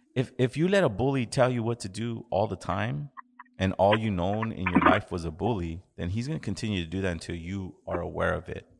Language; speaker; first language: English; early bilingual, other home language; Spanish